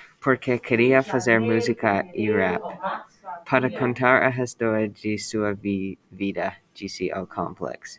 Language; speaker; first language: Portuguese; non-native, learner; English